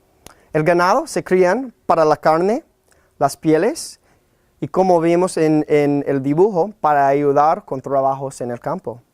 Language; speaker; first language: Spanish; non-native, learner; English